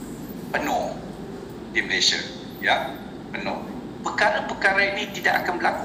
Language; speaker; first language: Indonesian; non-native, local second language; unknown